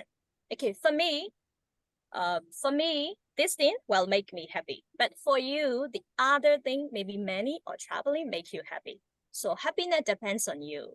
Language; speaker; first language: English; non-native, learner; Burmese